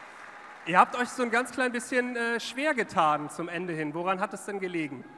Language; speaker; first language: German; native; German